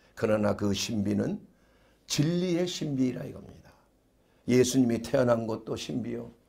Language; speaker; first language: Korean; native; Korean